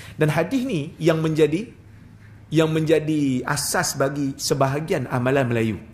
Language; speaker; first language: Malay; native; Malay